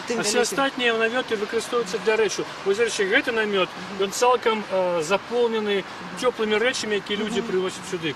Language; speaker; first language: Belarusian; non-native, local second language; Russian